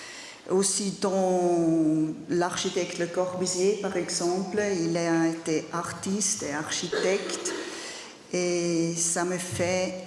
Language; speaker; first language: French; non-native, learner; German